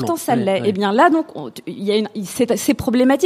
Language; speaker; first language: French; native; French